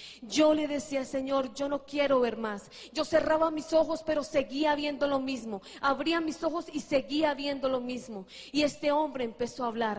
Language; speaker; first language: Spanish; native; Spanish